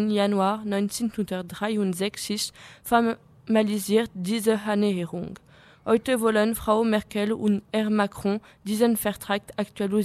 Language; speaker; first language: German; non-native, learner; French